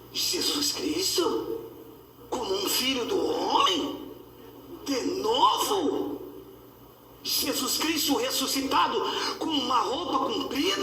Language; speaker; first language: Portuguese; native; Portuguese